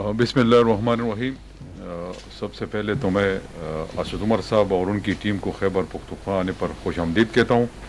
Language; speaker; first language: Urdu; non-native, local second language; Pashto